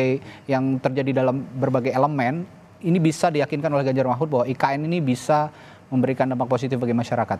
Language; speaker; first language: Indonesian; native; Indonesian